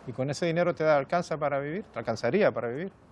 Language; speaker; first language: Spanish; native; Spanish